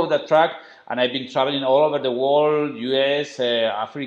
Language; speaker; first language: English; non-native, fluent; Spanish